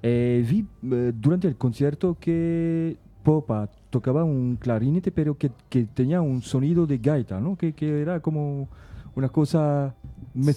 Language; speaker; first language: Spanish; non-native, fluent; French